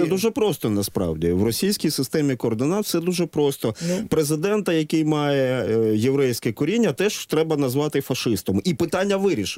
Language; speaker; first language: Ukrainian; native; Ukrainian